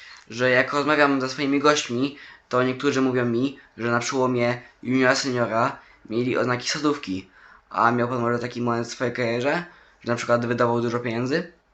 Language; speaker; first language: Polish; native; Polish